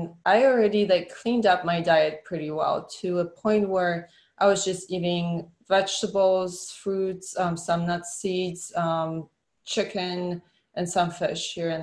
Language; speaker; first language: English; non-native, fluent; Polish